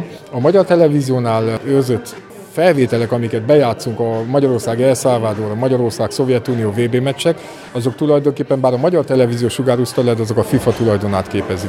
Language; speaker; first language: Hungarian; native; Hungarian